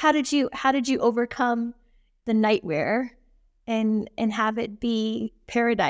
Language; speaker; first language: English; native; English